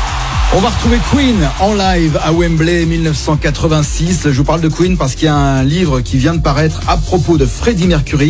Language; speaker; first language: French; native; French